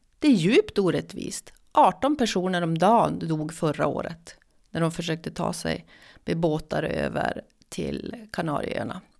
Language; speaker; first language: Swedish; native; Swedish